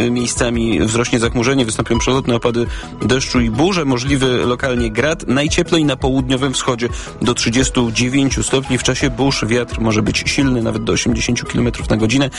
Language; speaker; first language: Polish; native; Polish